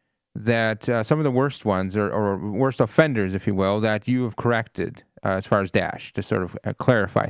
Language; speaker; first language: English; native; English